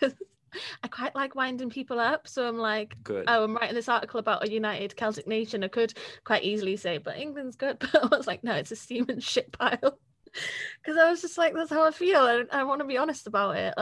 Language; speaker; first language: English; native; English